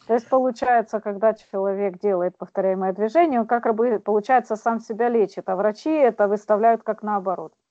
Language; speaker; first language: Russian; native; Russian